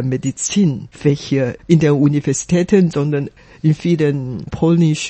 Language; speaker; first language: German; non-native, fluent; Chinese